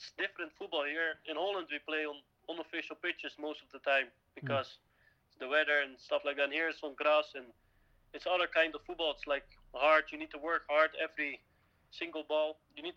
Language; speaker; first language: English; non-native, fluent; Dutch